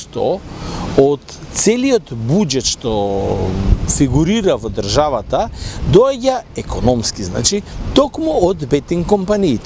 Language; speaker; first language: Macedonian; native; Macedonian